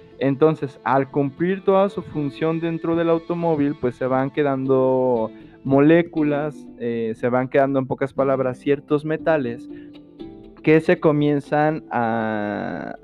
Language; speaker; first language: Spanish; native; Spanish